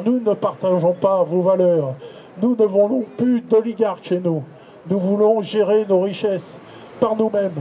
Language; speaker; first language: French; native; French